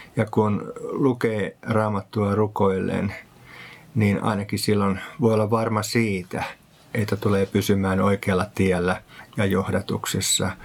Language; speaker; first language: Finnish; native; Finnish